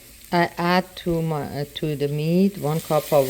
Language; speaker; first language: English; non-native, learner; Persian